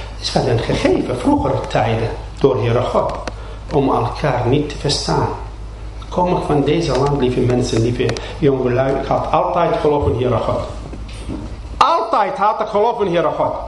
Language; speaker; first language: Dutch; non-native, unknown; Arabic